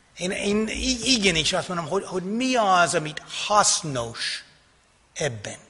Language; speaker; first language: Hungarian; non-native, fluent; English